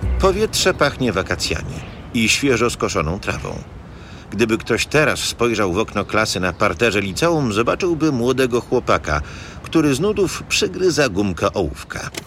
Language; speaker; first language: Polish; native; Polish